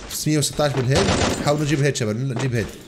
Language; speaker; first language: Arabic; native; Arabic